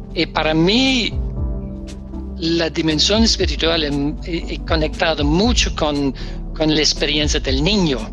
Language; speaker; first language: Spanish; non-native, learner; Danish